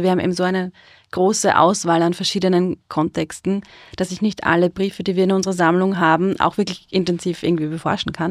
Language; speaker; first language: German; native; German